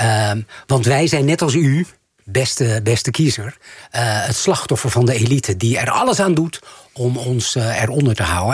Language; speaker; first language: Dutch; native; Dutch